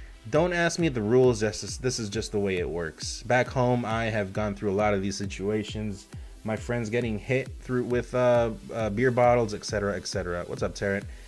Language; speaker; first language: English; native; English